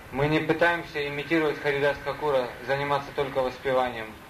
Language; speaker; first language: Russian; native; Russian